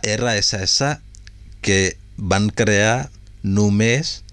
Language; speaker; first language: Catalan; non-native, fluent; Urdu